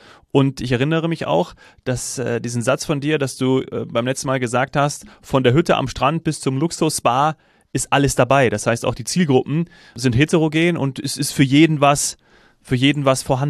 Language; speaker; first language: German; native; German